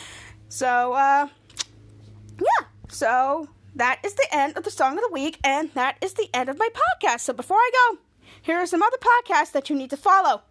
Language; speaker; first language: English; native; English